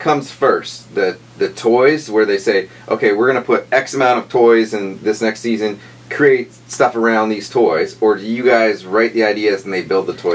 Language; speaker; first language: English; native; English